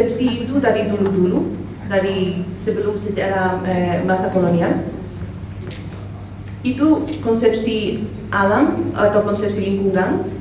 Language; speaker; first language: Indonesian; non-native, fluent; Spanish